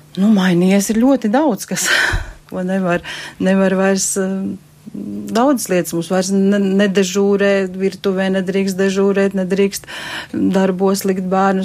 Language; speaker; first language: Latvian; native; Latvian